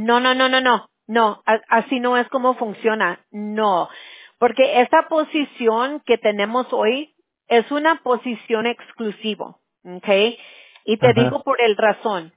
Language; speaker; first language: Spanish; early bilingual, heritage; Spanish